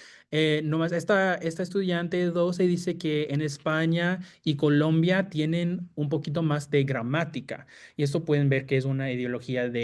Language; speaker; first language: Spanish; non-native, fluent; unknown